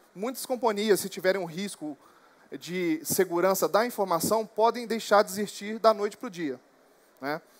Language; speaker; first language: Portuguese; native; Portuguese